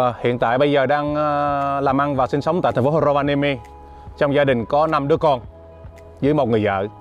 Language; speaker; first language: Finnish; early bilingual, other home language; Vietnamese